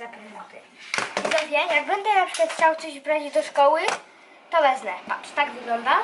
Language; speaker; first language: Polish; early bilingual, heritage; Polish